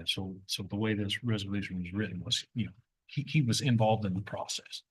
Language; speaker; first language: English; native; English